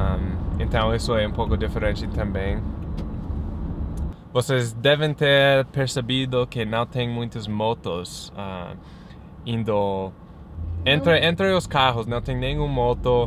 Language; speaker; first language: Portuguese; non-native, fluent; English